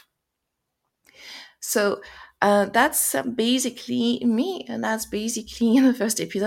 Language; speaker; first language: English; non-native, fluent; French